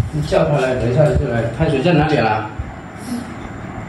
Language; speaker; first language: Chinese; native; Chinese